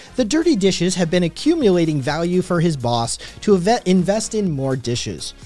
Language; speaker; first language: English; native; English